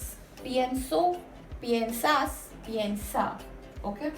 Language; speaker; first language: Spanish; non-native, fluent; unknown